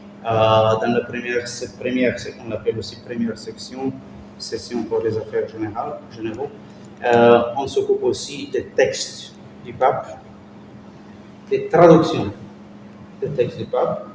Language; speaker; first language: French; non-native, fluent; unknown